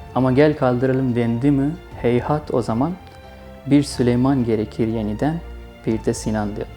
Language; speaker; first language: Turkish; non-native, fluent; Urdu